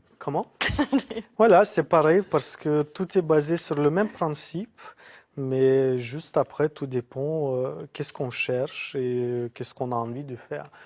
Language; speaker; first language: French; non-native, fluent; Lithuanian